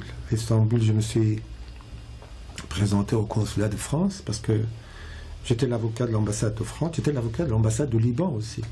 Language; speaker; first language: French; non-native, fluent; Persian